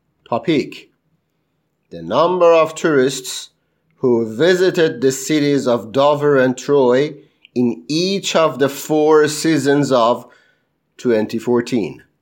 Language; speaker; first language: English; non-native, fluent; Persian